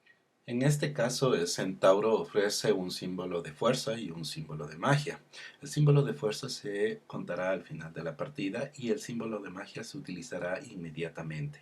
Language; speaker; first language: Spanish; native; Spanish